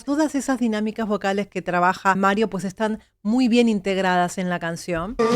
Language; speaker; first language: Spanish; native; Spanish